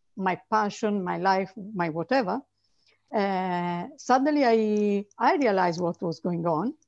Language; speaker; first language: English; non-native, fluent; Italian